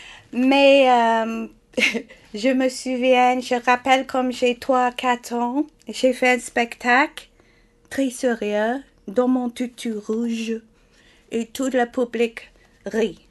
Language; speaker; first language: French; non-native, learner; English